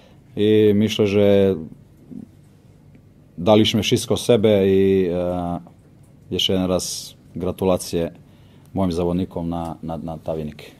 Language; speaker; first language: Polish; non-native, learner; Slovenian